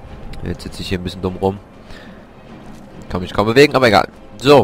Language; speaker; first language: German; native; German